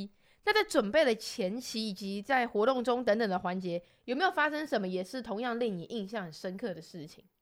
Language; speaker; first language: Chinese; native; Chinese